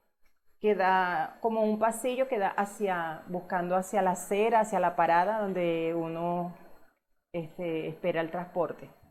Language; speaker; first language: Spanish; native; Spanish